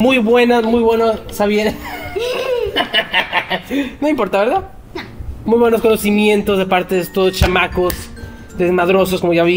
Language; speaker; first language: Spanish; native; Spanish